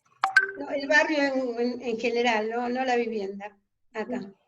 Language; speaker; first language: Spanish; native; Spanish